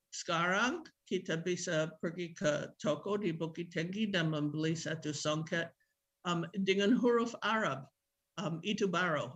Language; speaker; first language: Indonesian; non-native, fluent; English